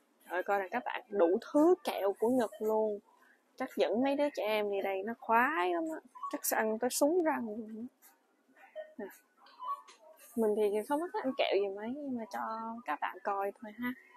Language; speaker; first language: Vietnamese; early bilingual, heritage; Vietnamese